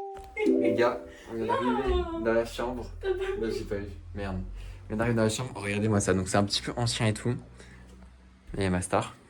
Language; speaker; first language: French; native; French